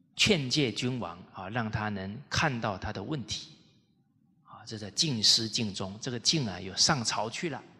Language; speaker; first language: Chinese; native; Chinese